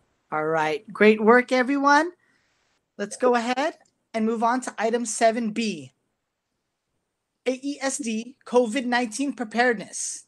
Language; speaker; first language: English; native; English